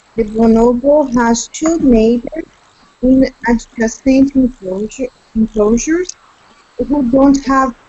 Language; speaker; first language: English; non-native, learner; Portuguese